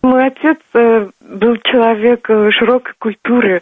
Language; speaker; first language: Russian; non-native, local second language; Turkmen